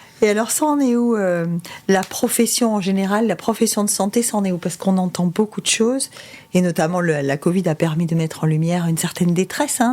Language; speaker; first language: French; native; French